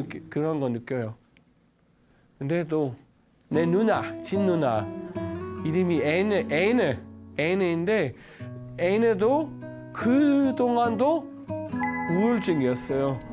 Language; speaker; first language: Korean; non-native, learner; Danish